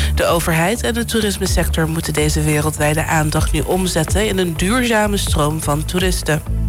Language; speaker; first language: Dutch; non-native, local second language; Papiamento